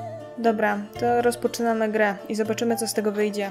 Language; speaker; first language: Polish; native; Polish